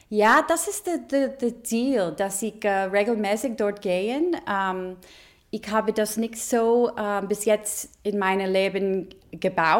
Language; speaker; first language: German; non-native, learner; English